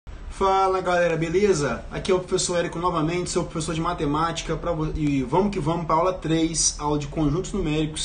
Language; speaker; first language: Portuguese; native; Portuguese